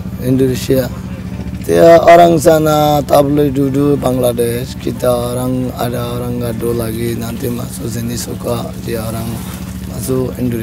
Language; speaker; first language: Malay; non-native, learner; Rohingya